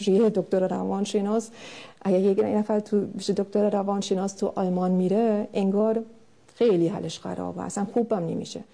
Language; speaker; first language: Persian; non-native, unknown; German